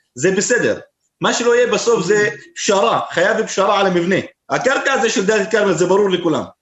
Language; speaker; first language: Hebrew; non-native, local second language; Arabic